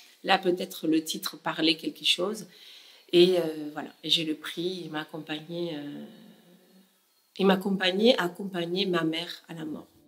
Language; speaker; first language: French; non-native, fluent; Spanish